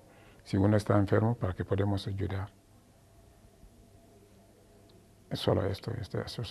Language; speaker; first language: Spanish; non-native, learner; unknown